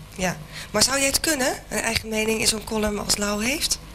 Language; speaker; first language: Dutch; native; Dutch